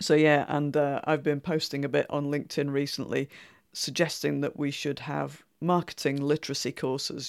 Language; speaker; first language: English; native; English